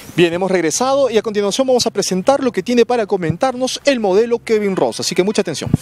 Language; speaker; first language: Spanish; native; Spanish